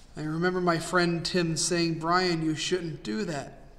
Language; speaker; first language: English; native; English